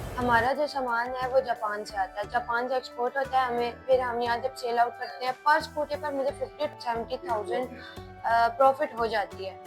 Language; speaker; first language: Urdu; native; Urdu